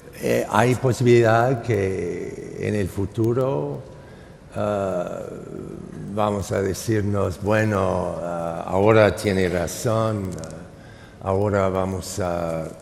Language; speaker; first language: Spanish; non-native, fluent; English